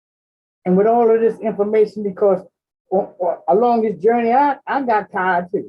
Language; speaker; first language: English; native; English